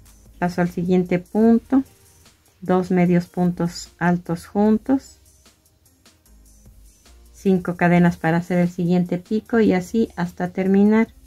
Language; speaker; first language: Spanish; native; Spanish